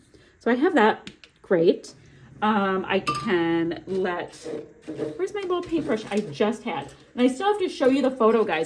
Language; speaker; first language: English; native; English